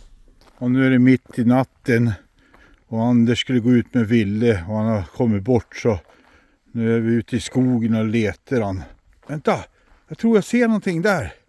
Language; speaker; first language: Swedish; native; Swedish